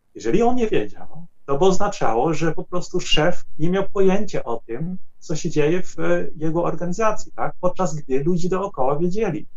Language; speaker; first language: Polish; non-native, fluent; Dutch